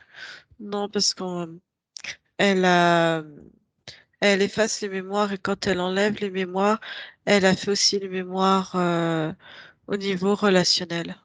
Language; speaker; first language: French; native; French